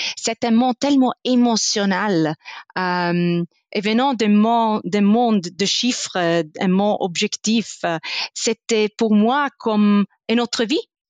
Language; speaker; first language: French; non-native, fluent; Italian